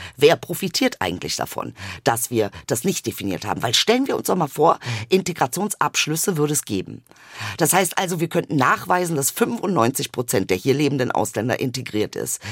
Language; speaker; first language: German; early bilingual, other home language; Turkish